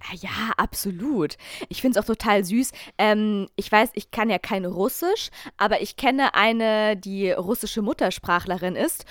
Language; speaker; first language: German; native; German